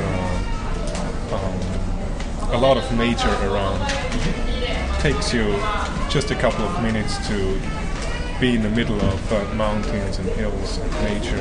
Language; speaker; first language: English; non-native, fluent; German